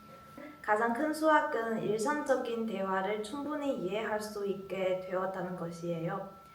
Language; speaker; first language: Korean; non-native, learner; Chinese